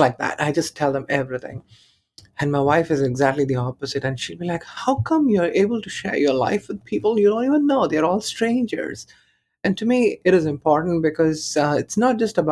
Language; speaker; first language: English; non-native, local second language; Tamil